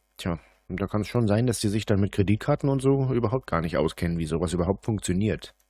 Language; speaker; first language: German; native; German